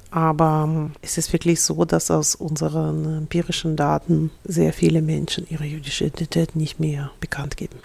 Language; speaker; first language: German; non-native, fluent; Russian